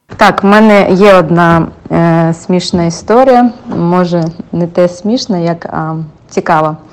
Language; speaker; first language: Ukrainian; native; Ukrainian